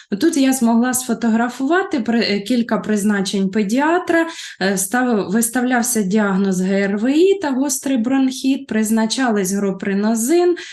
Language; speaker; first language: Ukrainian; native; Ukrainian